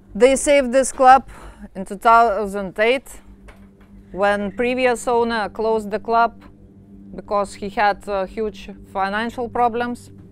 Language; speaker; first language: English; non-native, fluent; Lithuanian